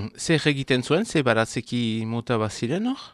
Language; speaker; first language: Basque; native; Basque